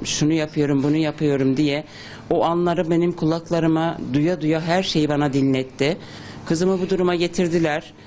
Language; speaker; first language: Turkish; native; Turkish